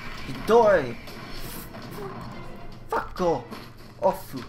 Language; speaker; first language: Japanese; non-native, learner; English